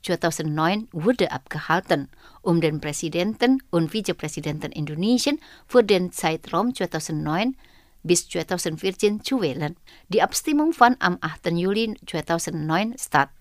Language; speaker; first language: German; non-native, fluent; Indonesian